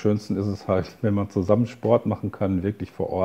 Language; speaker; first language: German; native; German